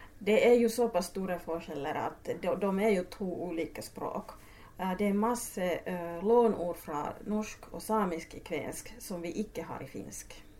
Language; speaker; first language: Swedish; non-native, local second language; Finnish